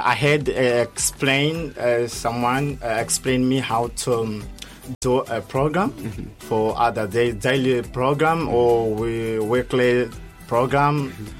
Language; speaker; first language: English; non-native, learner; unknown